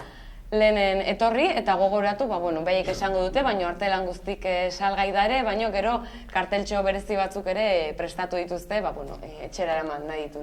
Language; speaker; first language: Basque; native; Basque